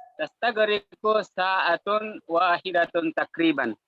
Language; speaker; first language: Arabic; non-native, learner; Indonesian